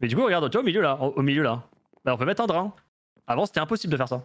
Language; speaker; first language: French; native; French